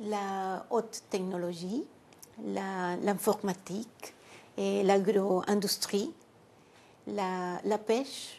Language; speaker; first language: French; non-native, fluent; Spanish